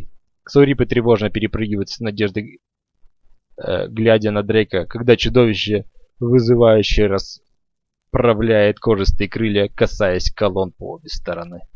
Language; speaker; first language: Russian; native; Russian